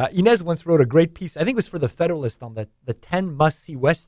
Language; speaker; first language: English; native; English